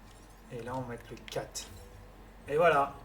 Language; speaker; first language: French; native; French